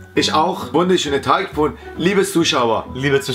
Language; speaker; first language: German; non-native, learner; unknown